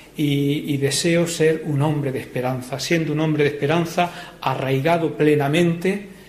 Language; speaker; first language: Spanish; native; Spanish